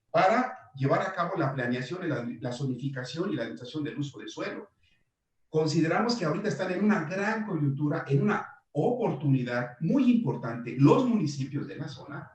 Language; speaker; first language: Spanish; native; Spanish